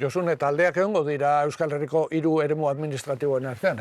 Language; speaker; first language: Basque; native; Basque